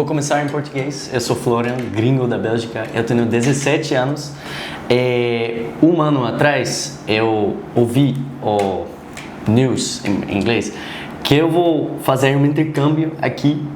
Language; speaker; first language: Portuguese; non-native, learner; Dutch